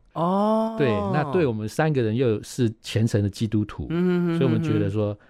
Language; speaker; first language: Chinese; native; Chinese